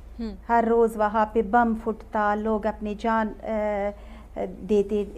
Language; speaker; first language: Hindi; non-native, learner; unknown